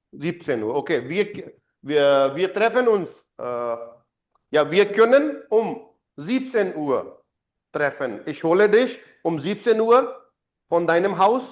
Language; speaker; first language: German; non-native, fluent; Hindi